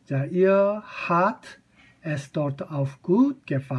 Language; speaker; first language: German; non-native, fluent; Korean